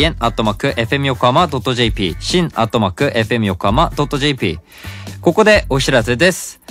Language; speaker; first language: Japanese; non-native, fluent; Korean